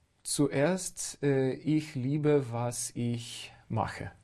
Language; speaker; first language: German; non-native, fluent; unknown